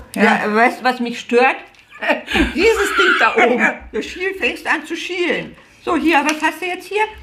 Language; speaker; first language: German; native; German